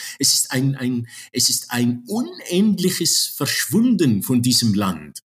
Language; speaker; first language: German; non-native, fluent; Arabic